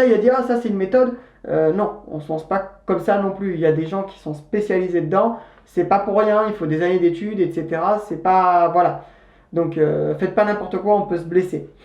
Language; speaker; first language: French; native; French